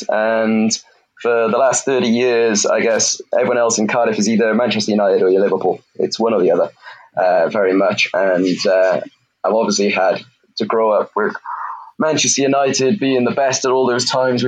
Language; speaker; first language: English; native; English